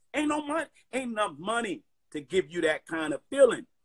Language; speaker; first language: English; native; English